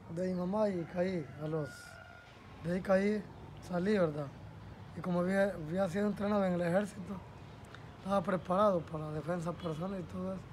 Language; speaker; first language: Spanish; native; Spanish